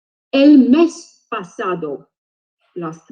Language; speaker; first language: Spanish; non-native, fluent; English